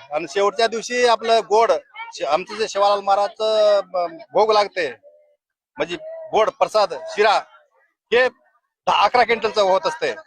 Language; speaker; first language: Marathi; non-native, local second language; Lambadi